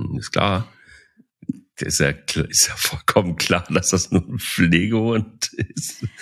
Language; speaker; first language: German; native; German